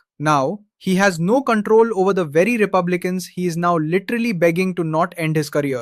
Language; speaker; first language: English; native; English